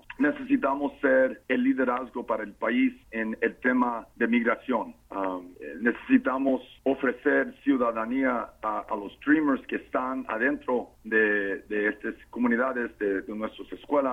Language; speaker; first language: Spanish; non-native, fluent; English